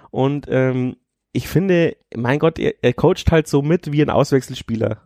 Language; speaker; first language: German; native; German